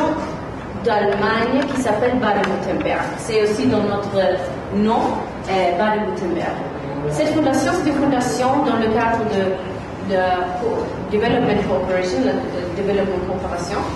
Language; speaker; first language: French; non-native, fluent; German